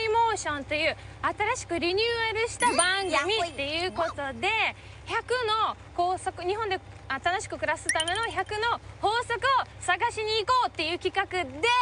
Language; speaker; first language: Japanese; native; Japanese